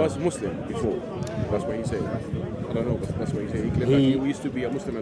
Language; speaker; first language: English; non-native, fluent; Arabic